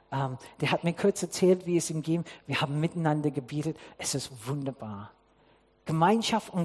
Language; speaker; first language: German; non-native, fluent; English